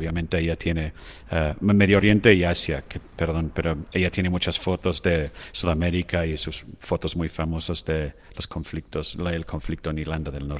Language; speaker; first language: Spanish; non-native, fluent; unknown